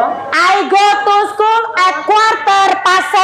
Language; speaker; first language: English; non-native, learner; Indonesian